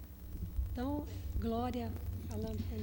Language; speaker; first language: Portuguese; native; Portuguese